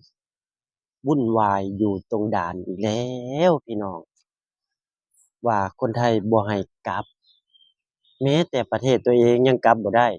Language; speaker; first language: Thai; non-native, local second language; Northeastern Thai